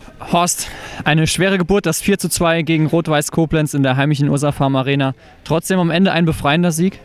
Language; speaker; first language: German; native; German